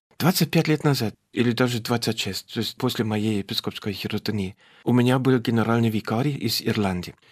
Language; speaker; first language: Russian; non-native, fluent; German